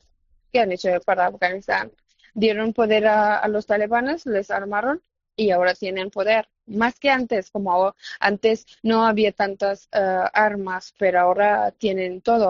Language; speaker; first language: Spanish; non-native, fluent; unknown